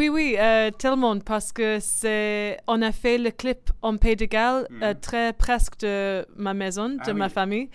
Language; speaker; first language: French; non-native, learner; English